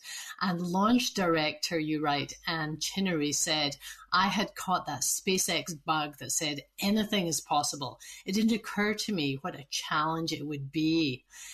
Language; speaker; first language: English; native; English